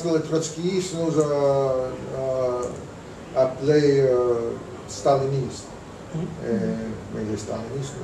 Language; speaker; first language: French; non-native, fluent; English